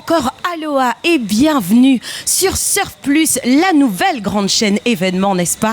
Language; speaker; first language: French; native; French